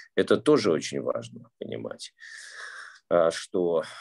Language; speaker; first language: Russian; native; Russian